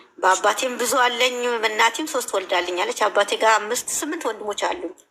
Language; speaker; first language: Amharic; native; Amharic